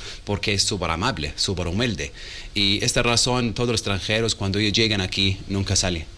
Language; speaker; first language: Spanish; non-native, learner; Arabic